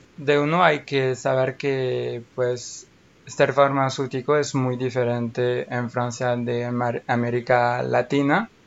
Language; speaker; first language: Spanish; non-native, fluent; French